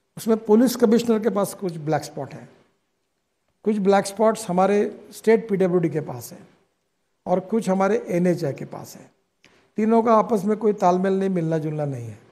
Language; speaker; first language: Hindi; non-native, local second language; Marathi